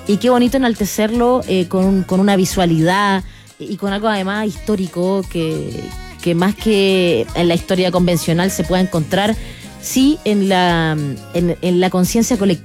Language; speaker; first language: Spanish; native; Spanish